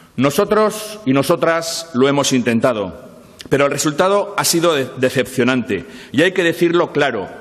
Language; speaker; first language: Spanish; native; Spanish